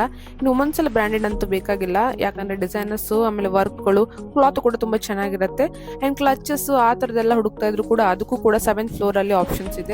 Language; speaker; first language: Kannada; native; Kannada